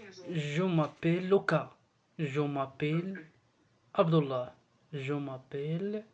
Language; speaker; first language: French; non-native, learner; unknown